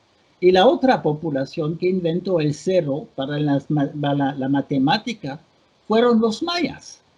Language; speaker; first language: Spanish; non-native, fluent; French